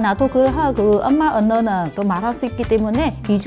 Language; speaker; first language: Korean; non-native, learner; Vietnamese